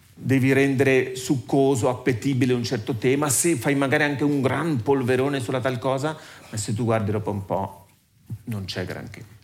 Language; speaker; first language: Italian; native; Italian